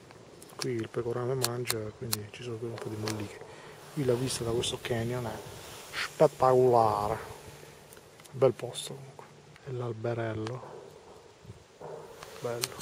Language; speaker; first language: Italian; early bilingual, other home language; Albanian